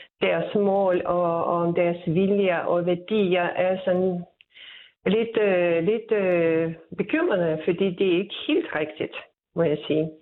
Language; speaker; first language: Danish; non-native, fluent; Russian